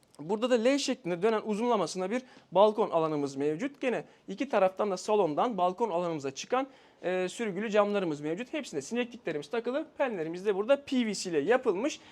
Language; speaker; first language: Turkish; native; Turkish